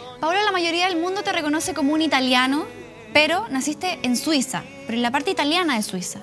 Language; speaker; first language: Spanish; native; Spanish